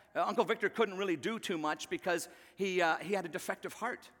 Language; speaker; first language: English; native; English